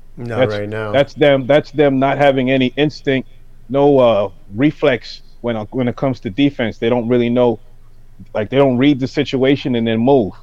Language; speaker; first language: English; native; English